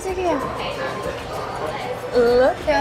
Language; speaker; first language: Portuguese; native; Portuguese